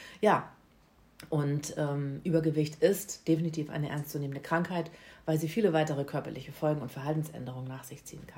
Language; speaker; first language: German; native; German